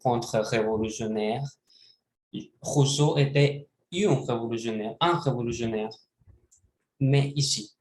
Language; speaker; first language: French; non-native, learner; Spanish